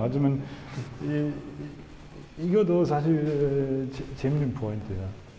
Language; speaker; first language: Korean; non-native, learner; German